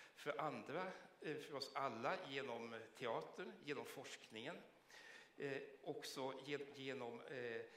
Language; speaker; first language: Swedish; native; Swedish